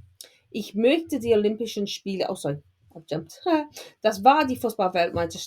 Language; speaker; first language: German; non-native, fluent; English